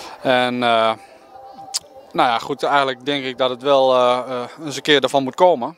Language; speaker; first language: Dutch; native; Dutch